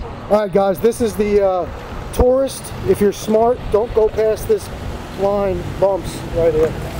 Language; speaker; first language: English; native; English